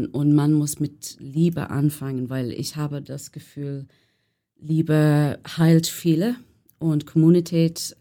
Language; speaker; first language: German; non-native, learner; English